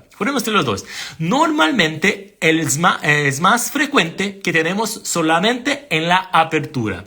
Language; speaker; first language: Spanish; non-native, fluent; Portuguese